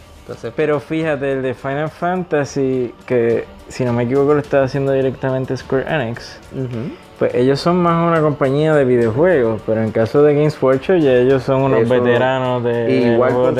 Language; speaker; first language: Spanish; native; Spanish